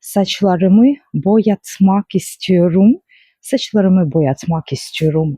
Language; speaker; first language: Turkish; non-native, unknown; Ukrainian